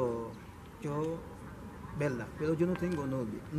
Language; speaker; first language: Spanish; non-native, learner; Haitian Creole